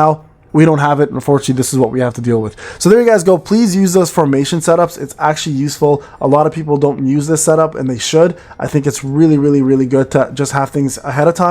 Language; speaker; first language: English; native; English